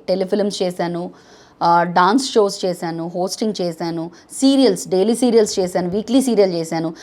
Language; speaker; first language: Telugu; non-native, fluent; Bangla